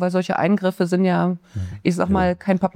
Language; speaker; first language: German; native; German